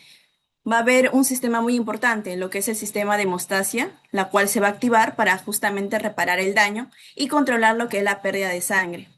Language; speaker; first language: Spanish; native; Spanish